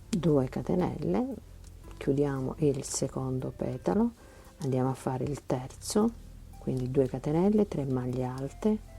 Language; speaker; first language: Italian; native; Italian